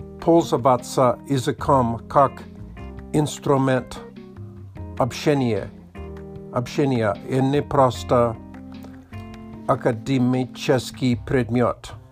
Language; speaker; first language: Russian; non-native, learner; English